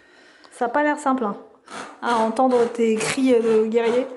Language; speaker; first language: French; native; French